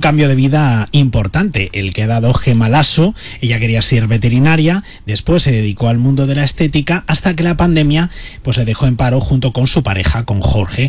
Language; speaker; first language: Spanish; native; Spanish